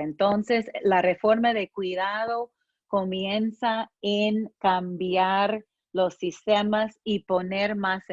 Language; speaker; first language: Spanish; non-native, fluent; English